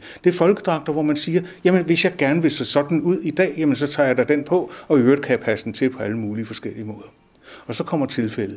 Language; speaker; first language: Danish; native; Danish